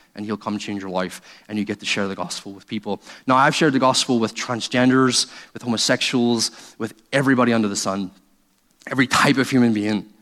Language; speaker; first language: English; native; English